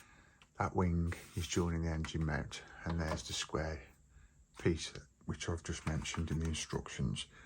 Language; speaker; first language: English; native; English